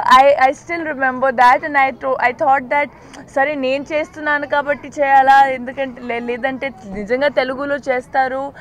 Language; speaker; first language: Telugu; non-native, learner; Punjabi